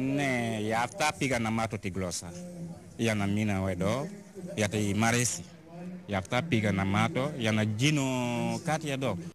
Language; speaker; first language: Greek; non-native, learner; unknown